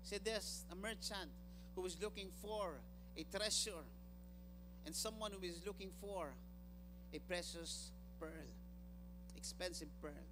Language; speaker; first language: English; non-native, local second language; Filipino